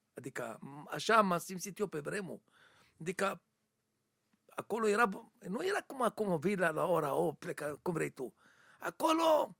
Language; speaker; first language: Romanian; non-native, learner; Hebrew